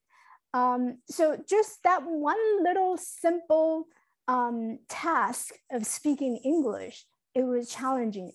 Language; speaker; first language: English; non-native, fluent; Chinese